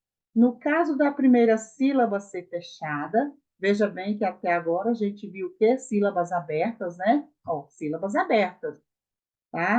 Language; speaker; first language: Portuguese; native; Portuguese